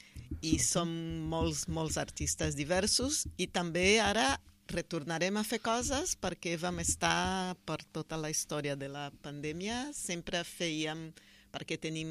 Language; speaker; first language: Catalan; non-native, fluent; Portuguese